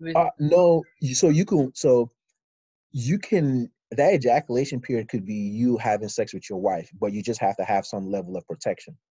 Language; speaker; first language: English; non-native, local second language; Yoruba